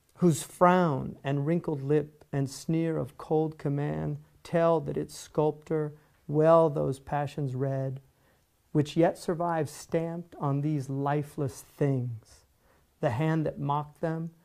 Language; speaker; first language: English; native; English